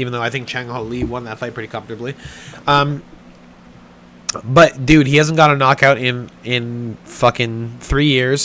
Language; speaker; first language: English; native; English